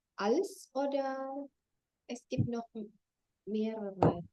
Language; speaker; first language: German; non-native, fluent; Indonesian